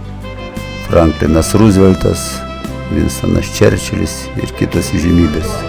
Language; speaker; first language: Lithuanian; native; Lithuanian